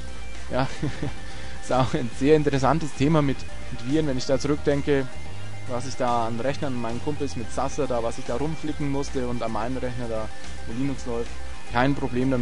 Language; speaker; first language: German; native; German